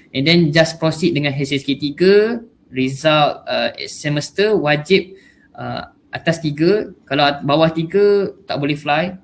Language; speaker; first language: Malay; native; Malay